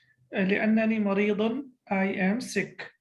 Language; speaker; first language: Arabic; non-native, fluent; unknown